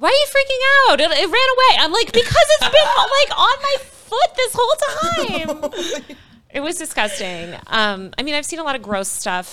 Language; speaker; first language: English; native; English